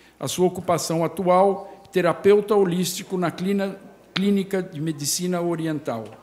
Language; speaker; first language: Portuguese; native; Portuguese